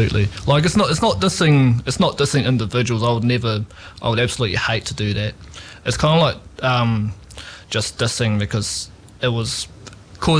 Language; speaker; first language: English; native; English